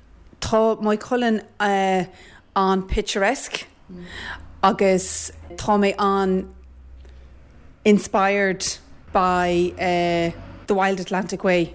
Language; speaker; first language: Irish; non-native, learner; English